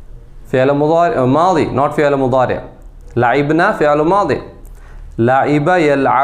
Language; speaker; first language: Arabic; non-native, fluent; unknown